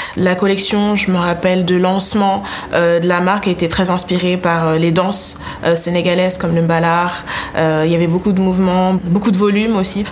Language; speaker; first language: French; native; French